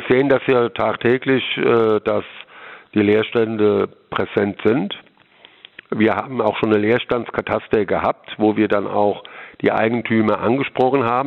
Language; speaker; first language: German; native; German